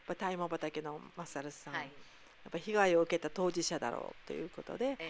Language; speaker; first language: Japanese; native; Japanese